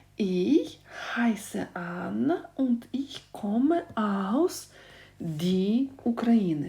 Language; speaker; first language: German; non-native, fluent; Ukrainian